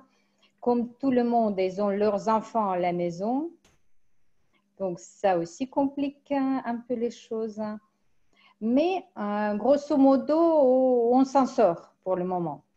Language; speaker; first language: French; non-native, fluent; Russian